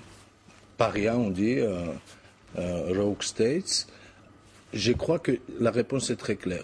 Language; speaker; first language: French; non-native, fluent; Georgian